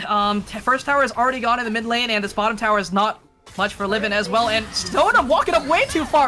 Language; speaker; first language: English; native; English